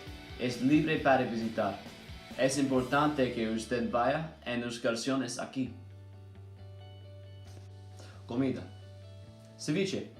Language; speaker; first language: Spanish; non-native, learner; English